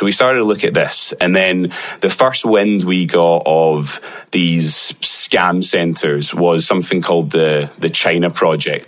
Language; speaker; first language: English; native; English